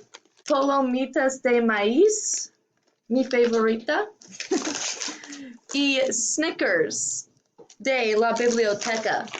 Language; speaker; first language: Spanish; non-native, learner; English